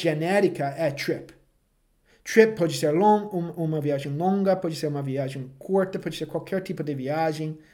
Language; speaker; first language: Portuguese; non-native, fluent; English